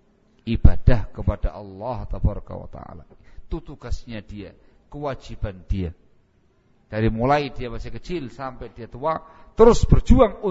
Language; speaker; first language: Indonesian; native; Indonesian